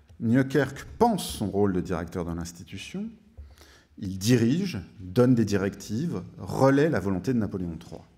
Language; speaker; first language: French; native; French